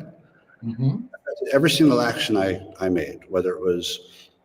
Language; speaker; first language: English; native; English